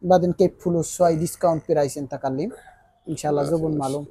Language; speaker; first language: Arabic; non-native, learner; Bangla